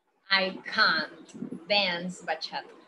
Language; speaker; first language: English; non-native, fluent; Spanish